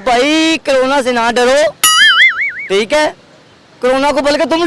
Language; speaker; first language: Hindi; non-native, local second language; Punjabi